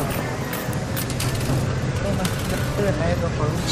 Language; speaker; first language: Chinese; native; Chinese